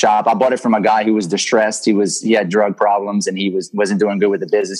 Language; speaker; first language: English; native; English